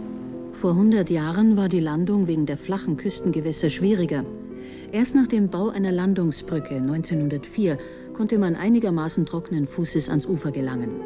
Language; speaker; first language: German; native; German